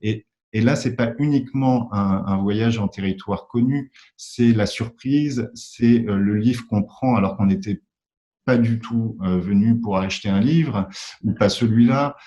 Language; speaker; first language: French; native; French